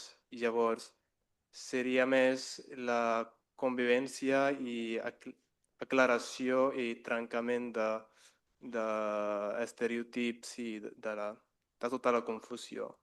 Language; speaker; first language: Catalan; non-native, learner; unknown